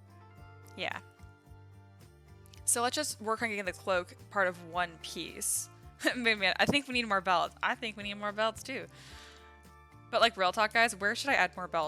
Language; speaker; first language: English; native; English